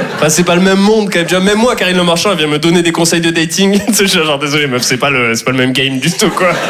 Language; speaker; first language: French; native; French